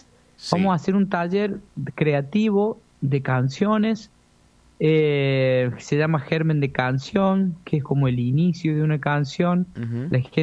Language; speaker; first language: Spanish; native; Spanish